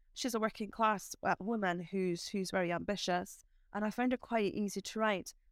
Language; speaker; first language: English; native; English